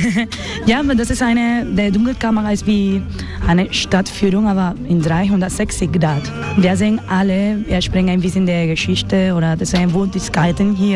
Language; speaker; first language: German; non-native, learner; Spanish